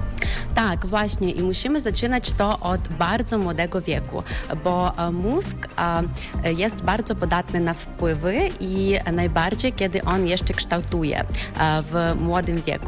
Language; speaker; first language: Polish; non-native, fluent; Ukrainian